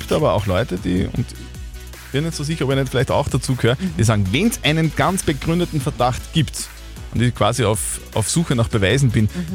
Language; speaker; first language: German; native; German